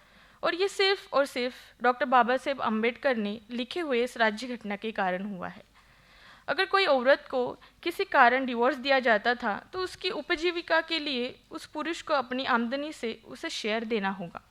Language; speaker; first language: Hindi; non-native, local second language; Marathi